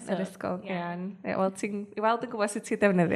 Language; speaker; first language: Welsh; native; Welsh